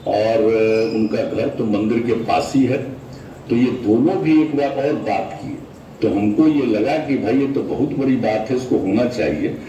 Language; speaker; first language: Hindi; native; Hindi